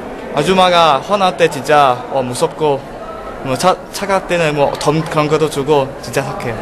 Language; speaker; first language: Korean; non-native, learner; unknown